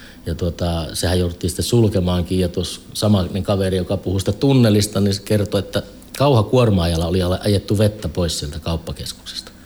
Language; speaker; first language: Finnish; native; Finnish